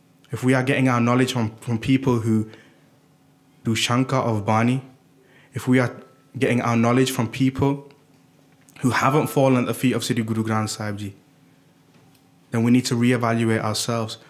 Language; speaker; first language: English; native; English